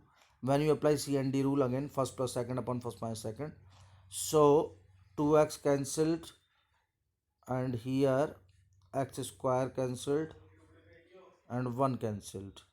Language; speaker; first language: English; non-native, local second language; Hindi